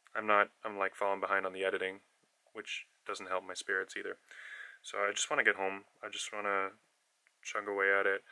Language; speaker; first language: English; native; English